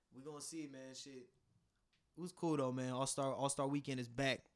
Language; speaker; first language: English; native; English